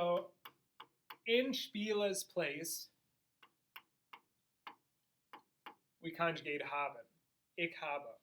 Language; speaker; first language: German; non-native, fluent; English